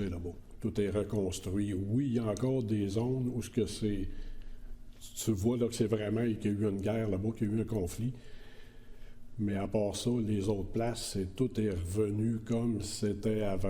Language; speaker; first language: French; native; French